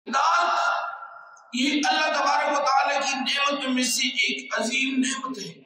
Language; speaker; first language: Urdu; non-native, local second language; Pashto